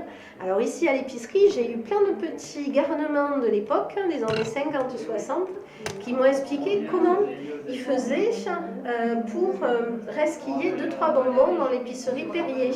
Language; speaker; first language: French; native; French